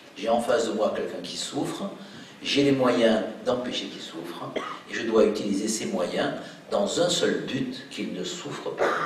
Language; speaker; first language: French; native; French